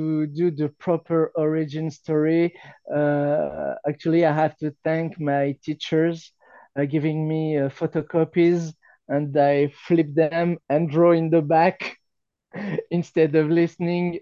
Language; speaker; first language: English; non-native, fluent; French